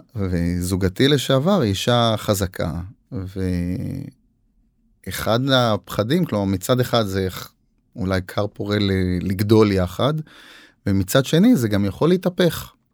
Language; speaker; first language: Hebrew; native; Hebrew